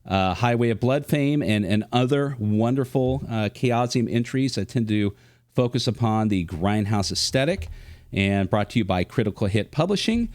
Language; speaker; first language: English; native; English